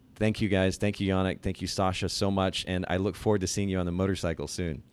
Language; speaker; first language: English; non-native, fluent; Russian